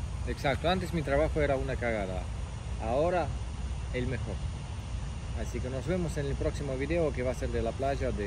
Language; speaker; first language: Spanish; native; Spanish